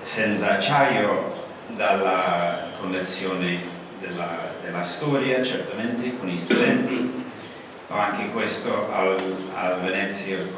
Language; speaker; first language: Italian; non-native, learner; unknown